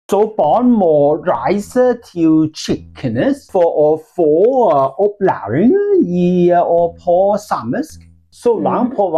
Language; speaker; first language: Norwegian; non-native, learner; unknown